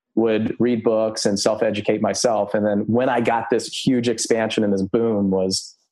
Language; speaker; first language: English; early bilingual, other home language; Croatian